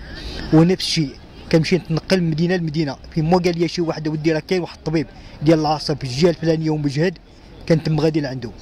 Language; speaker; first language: Arabic; native; Arabic